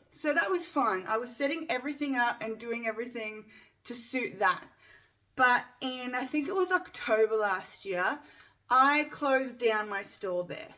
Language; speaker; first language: English; native; English